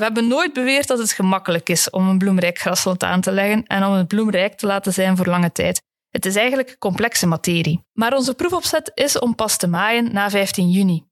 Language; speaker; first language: Dutch; native; Dutch